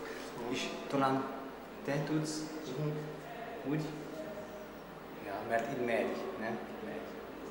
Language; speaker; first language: Hungarian; non-native, learner; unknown